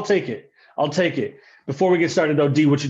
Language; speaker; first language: English; native; English